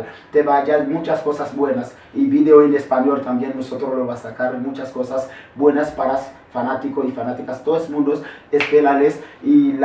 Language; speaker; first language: Spanish; non-native, learner; Haitian Creole